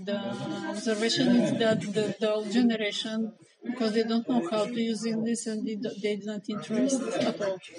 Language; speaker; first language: English; non-native, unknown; Bulgarian